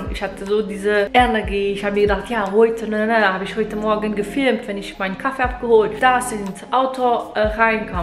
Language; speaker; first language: German; non-native, fluent; Portuguese